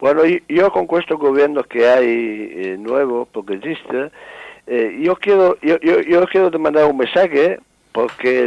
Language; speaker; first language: Spanish; non-native, learner; Italian